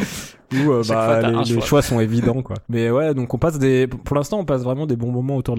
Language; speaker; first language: French; native; French